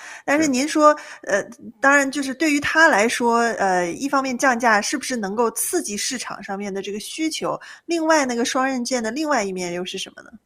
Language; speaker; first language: Chinese; native; Chinese